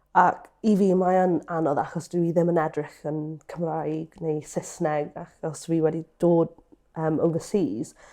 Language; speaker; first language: Welsh; early bilingual, other home language; English